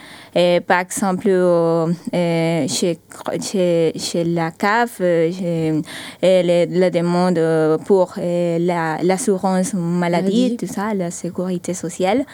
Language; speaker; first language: French; non-native, fluent; Spanish